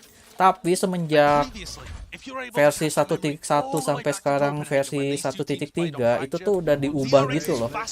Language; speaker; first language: Indonesian; native; Indonesian